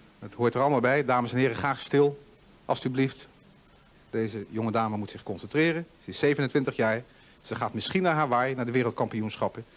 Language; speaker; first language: Dutch; native; Dutch